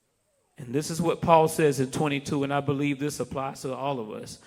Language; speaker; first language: English; native; English